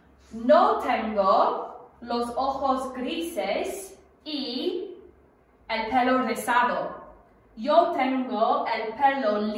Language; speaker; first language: Spanish; non-native, learner; English